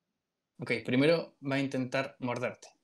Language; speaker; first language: Spanish; native; Spanish